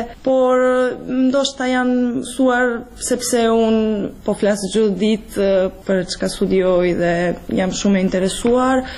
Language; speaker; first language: Albanian; non-native, fluent; Serbian